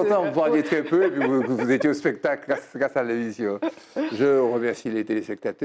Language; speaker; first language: French; native; French